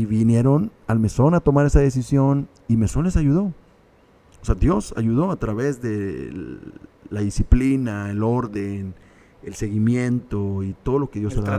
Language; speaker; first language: Spanish; native; Spanish